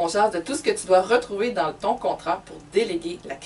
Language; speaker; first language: French; native; French